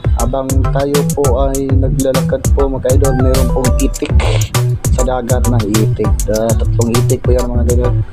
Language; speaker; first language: Filipino; non-native, local second language; Cebuano